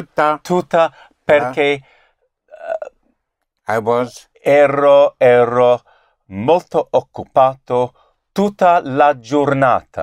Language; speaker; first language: Italian; non-native, learner; English